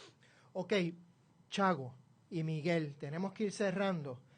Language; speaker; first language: Spanish; native; Spanish